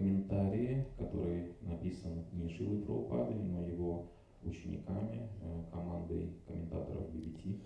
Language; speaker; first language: Russian; native; Russian